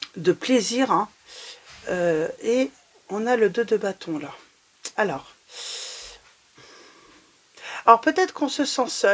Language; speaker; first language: French; native; French